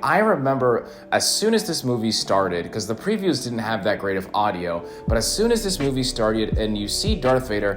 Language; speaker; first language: English; native; English